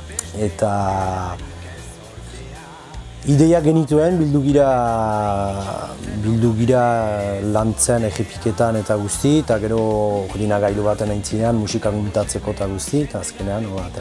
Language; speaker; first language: Basque; native; Basque